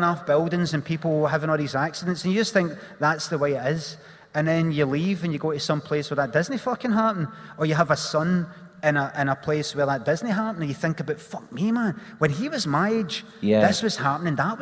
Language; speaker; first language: English; native; English